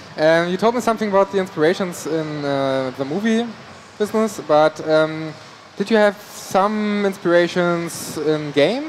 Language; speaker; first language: English; non-native, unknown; German